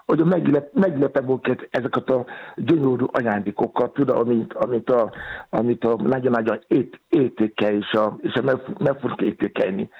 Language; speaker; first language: Hungarian; non-native, fluent; Yoruba